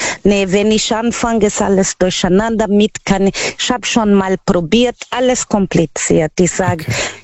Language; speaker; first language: German; non-native, learner; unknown